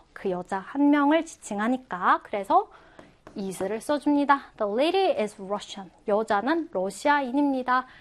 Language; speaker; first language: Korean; native; Korean